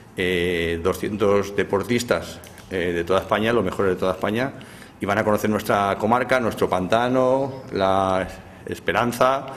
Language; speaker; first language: Spanish; native; Spanish